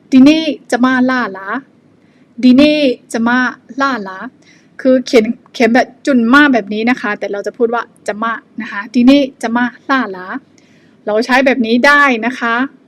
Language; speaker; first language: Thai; non-native, fluent; Burmese